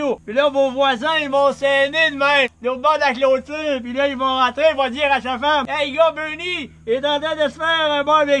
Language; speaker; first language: French; native; French